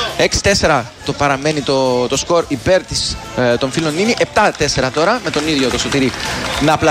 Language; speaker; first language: Greek; native; Greek